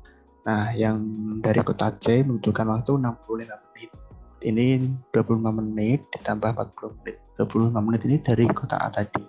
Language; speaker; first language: Indonesian; native; Indonesian